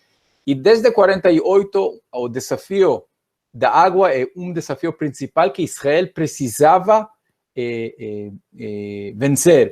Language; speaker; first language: Portuguese; non-native, fluent; Hebrew